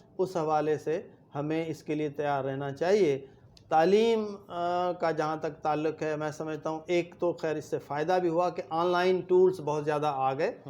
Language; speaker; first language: Urdu; non-native, local second language; Sindhi